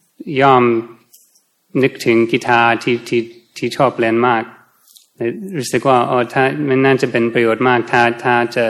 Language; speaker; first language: Thai; non-native, fluent; English